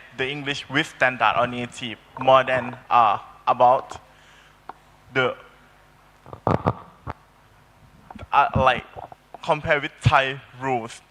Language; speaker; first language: English; non-native, learner; Thai